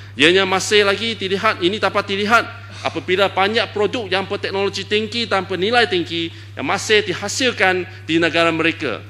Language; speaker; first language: Malay; non-native, local second language; Chinese